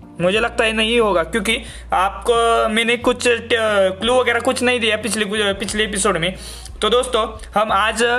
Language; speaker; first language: Hindi; non-native, local second language; Marathi